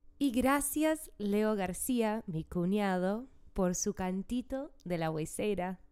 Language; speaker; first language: Spanish; non-native, fluent; English